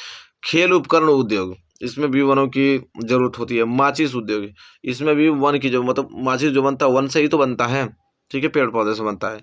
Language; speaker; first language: Hindi; native; Hindi